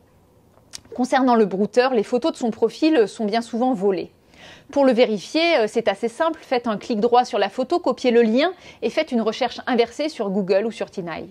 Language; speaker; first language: French; native; French